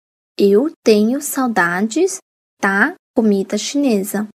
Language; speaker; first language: Portuguese; non-native, fluent; Chinese